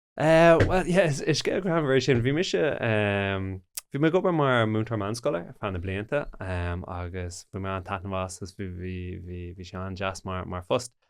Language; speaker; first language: Irish; non-native, local second language; English